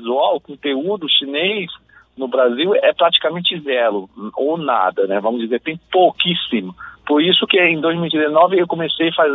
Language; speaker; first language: Portuguese; non-native, fluent; Chinese